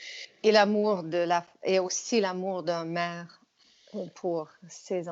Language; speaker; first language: French; non-native, fluent; English